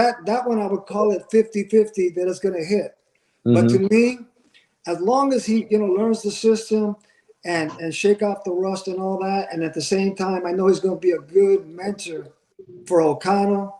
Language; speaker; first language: English; native; English